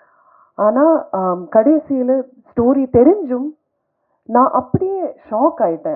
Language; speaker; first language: Tamil; non-native, fluent; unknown